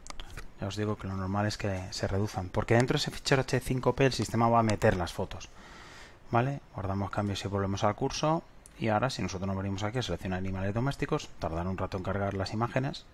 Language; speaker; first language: Spanish; native; Spanish